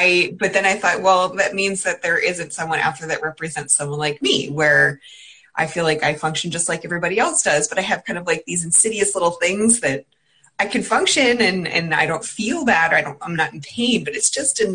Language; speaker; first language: English; native; English